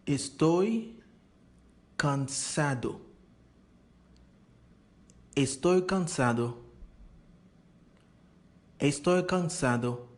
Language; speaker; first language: Spanish; non-native, learner; Haitian Creole